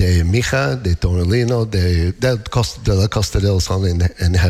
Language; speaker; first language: Spanish; non-native, learner; English